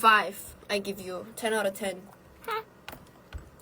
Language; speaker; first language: English; non-native, fluent; Italian